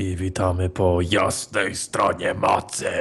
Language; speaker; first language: Polish; native; Polish